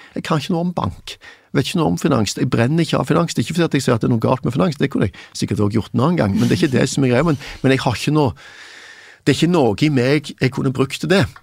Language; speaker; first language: Norwegian; native; Norwegian